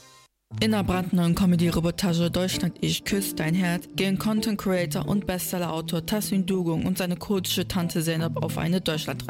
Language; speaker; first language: German; native; German